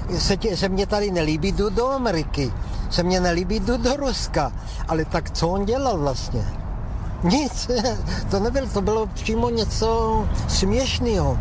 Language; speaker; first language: Czech; early bilingual, heritage; Czech